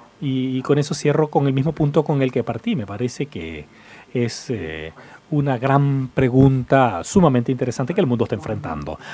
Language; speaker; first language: Spanish; non-native, fluent; English